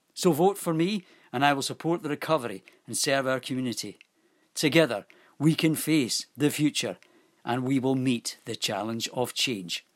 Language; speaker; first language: English; native; English